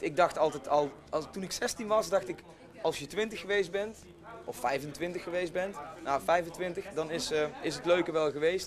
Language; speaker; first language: Dutch; native; Dutch